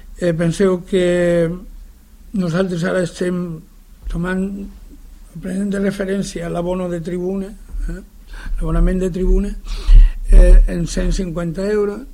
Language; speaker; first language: Catalan; non-native, local second language; Spanish